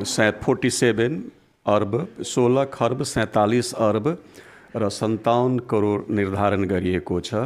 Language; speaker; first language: Nepali; non-native, local second language; Bhojpuri